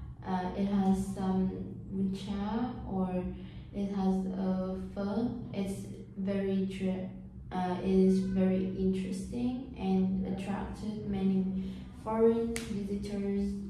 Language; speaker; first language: English; non-native, learner; Vietnamese